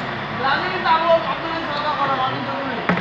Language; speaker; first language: Arabic; non-native, learner; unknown